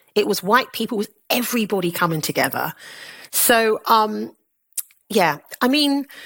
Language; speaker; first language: English; native; English